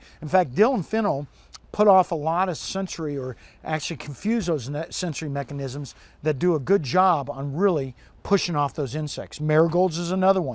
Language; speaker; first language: English; native; English